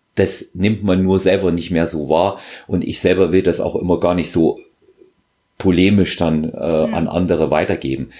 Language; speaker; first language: German; native; German